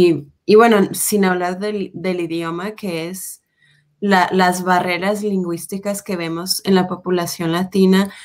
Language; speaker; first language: Spanish; non-native, fluent; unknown